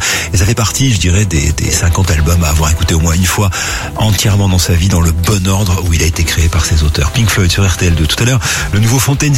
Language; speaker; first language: French; native; French